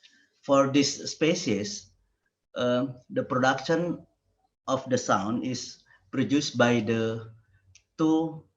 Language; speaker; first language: English; non-native, learner; Indonesian